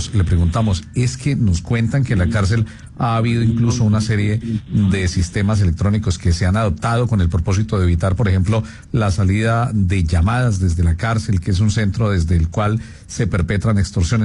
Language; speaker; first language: Spanish; native; Spanish